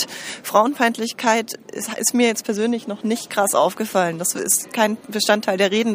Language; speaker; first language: German; native; German